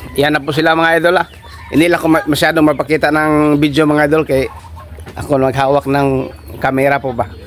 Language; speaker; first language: Filipino; non-native, local second language; Cebuano